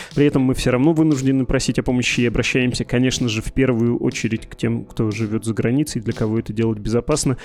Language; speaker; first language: Russian; native; Russian